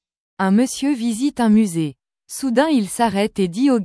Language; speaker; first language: French; native; French